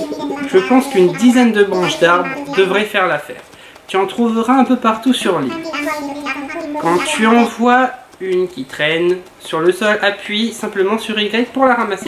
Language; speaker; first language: French; native; French